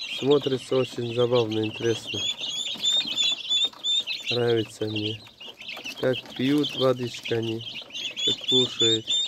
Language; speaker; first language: Russian; non-native, learner; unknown